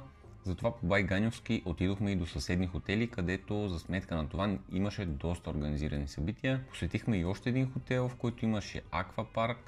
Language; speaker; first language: Bulgarian; native; Bulgarian